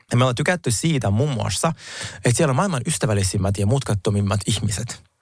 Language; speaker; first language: Finnish; non-native, fluent; Russian